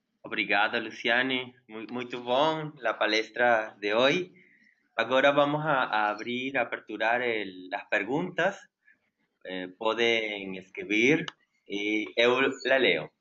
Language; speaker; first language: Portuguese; non-native, learner; Spanish